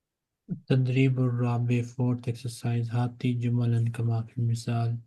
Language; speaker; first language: Arabic; non-native, fluent; Urdu